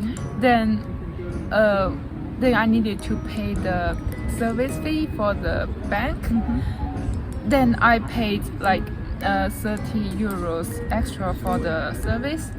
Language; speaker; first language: English; non-native, fluent; Chinese